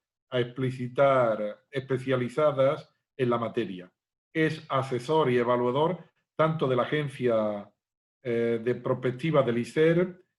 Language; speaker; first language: Spanish; native; Spanish